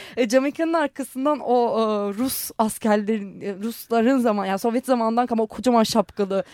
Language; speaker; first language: Turkish; non-native, local second language; Armenian